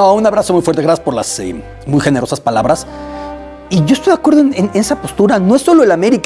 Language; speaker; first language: Spanish; native; Spanish